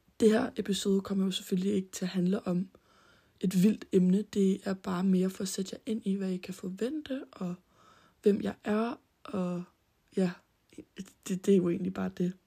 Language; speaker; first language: Danish; early bilingual, heritage; Danish